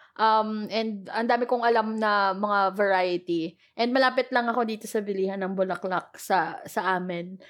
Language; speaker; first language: Filipino; native; Filipino